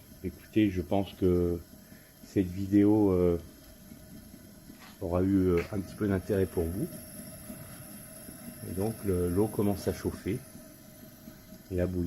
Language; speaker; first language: French; native; French